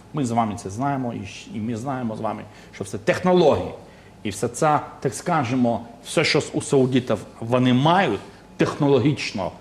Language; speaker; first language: Ukrainian; non-native, local second language; Russian